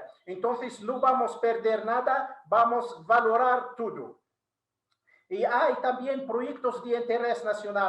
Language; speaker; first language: Spanish; non-native, fluent; Arabic